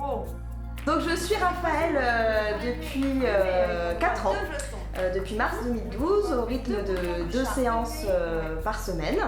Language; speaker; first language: French; native; French